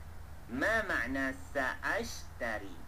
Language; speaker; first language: Arabic; non-native, fluent; Malay